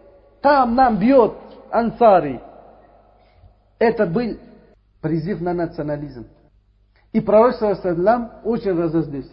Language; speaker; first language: Russian; non-native, learner; Uzbek